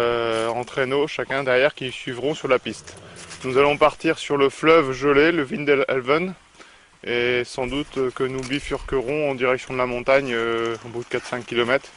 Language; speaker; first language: French; native; French